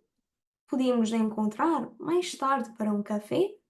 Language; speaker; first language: Portuguese; non-native, fluent; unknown